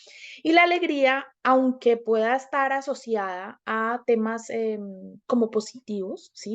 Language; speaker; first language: Spanish; native; Spanish